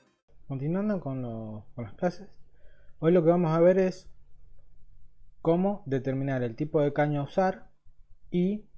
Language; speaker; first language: Spanish; native; Spanish